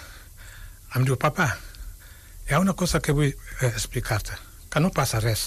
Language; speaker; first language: Catalan; non-native, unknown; Wolof